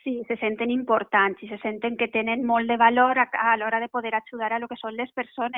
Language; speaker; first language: Catalan; native; Catalan